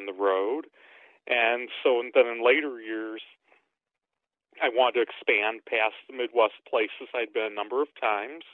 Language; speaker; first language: English; native; English